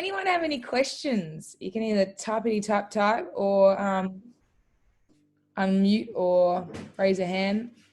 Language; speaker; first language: English; native; English